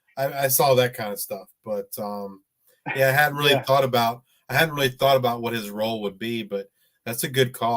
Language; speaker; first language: English; native; English